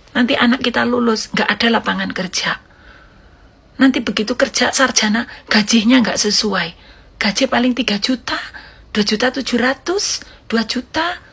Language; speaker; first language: Indonesian; native; Indonesian